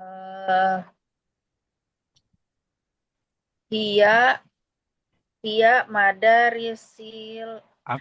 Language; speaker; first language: Arabic; non-native, learner; Indonesian